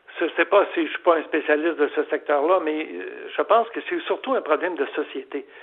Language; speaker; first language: French; native; French